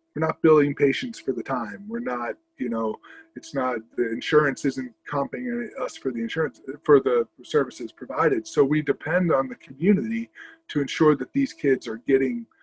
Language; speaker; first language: English; native; English